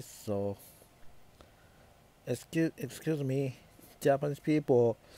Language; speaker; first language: English; non-native, learner; Japanese